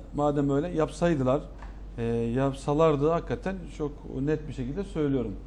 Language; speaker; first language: Turkish; native; Turkish